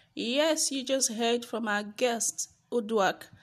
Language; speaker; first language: English; non-native, local second language; Bini